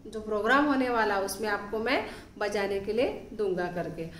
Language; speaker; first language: Hindi; non-native, local second language; Marathi